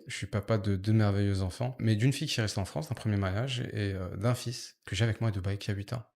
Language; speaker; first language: French; native; French